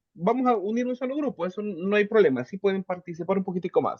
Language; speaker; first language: Spanish; native; Spanish